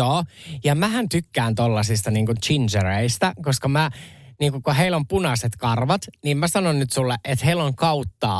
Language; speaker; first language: Finnish; native; Finnish